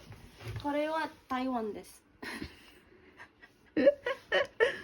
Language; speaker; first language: Japanese; non-native, learner; English